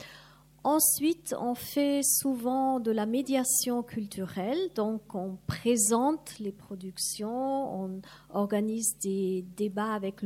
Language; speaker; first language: French; non-native, fluent; German